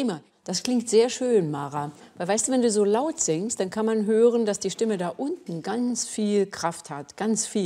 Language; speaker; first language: German; native; German